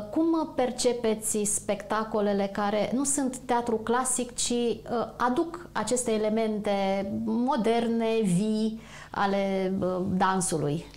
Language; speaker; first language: Romanian; native; Romanian